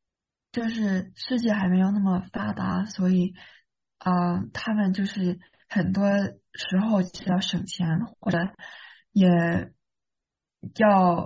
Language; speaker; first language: Chinese; early bilingual, heritage; Chinese